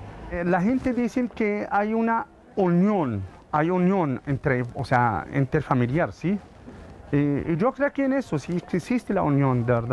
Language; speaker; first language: Spanish; non-native, fluent; Arabic